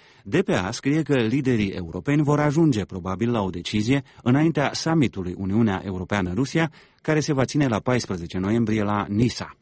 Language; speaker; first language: Romanian; native; Romanian